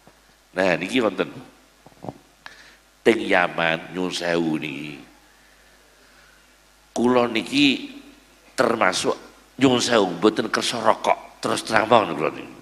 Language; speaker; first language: Indonesian; native; Indonesian